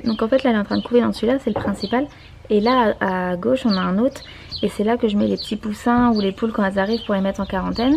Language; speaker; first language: French; native; French